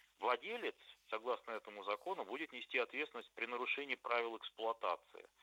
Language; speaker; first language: Russian; native; Russian